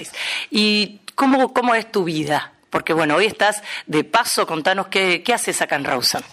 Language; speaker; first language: Spanish; native; Spanish